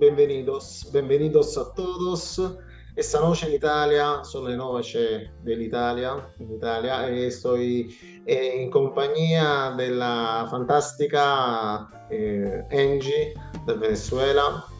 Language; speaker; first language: Spanish; non-native, learner; Italian